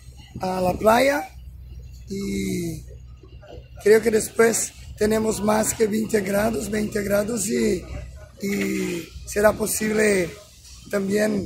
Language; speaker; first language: Spanish; non-native, learner; Portuguese